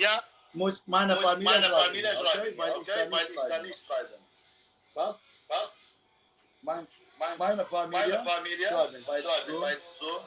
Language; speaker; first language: German; non-native, learner; Arabic